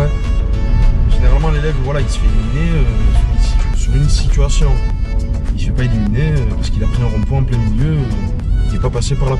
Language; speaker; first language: French; native; French